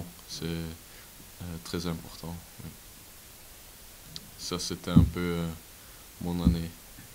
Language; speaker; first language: French; non-native, local second language; Dutch